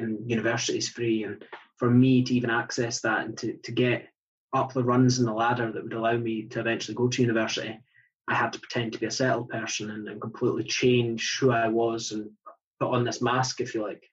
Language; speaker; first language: English; native; English